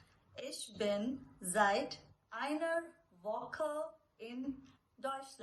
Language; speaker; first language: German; non-native, fluent; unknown